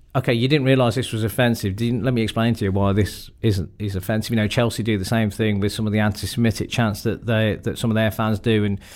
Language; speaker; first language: English; native; English